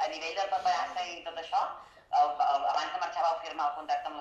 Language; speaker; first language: Catalan; native; Catalan